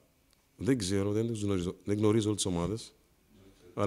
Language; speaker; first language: Greek; non-native, fluent; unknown